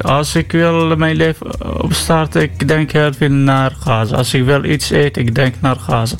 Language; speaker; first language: Dutch; non-native, learner; Arabic